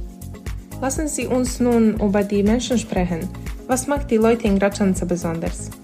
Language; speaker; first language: German; non-native, learner; Bosnian